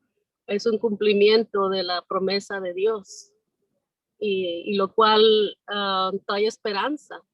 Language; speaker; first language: Spanish; native; Spanish